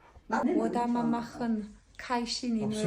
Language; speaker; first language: Chinese; non-native, learner; Georgian